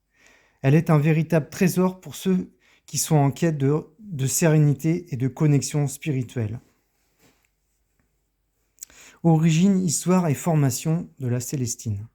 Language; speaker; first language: French; native; French